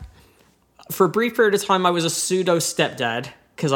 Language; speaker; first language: English; native; English